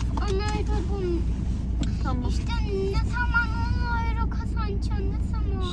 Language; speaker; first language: Turkish; early bilingual, heritage; Turkish